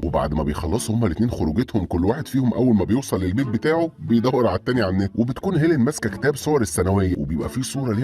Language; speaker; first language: Arabic; native; Arabic